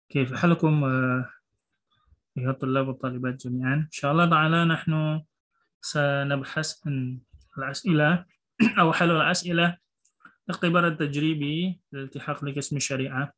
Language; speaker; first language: Arabic; non-native, fluent; Indonesian